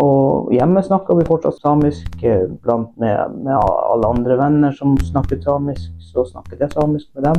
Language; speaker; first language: Norwegian; non-native, local second language; Northern Sami